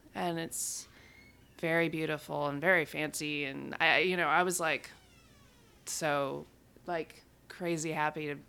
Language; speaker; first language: English; native; English